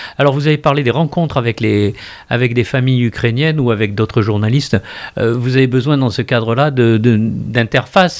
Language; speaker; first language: French; native; French